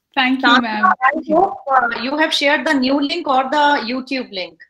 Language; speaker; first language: English; non-native, local second language; Hindi